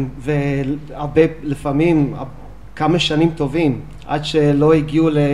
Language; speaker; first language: Hebrew; non-native, fluent; English